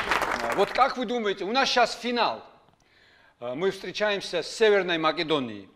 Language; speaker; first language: Russian; non-native, fluent; Georgian